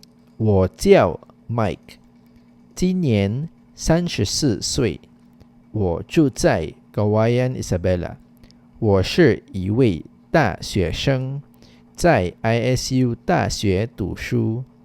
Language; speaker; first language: Chinese; non-native, fluent; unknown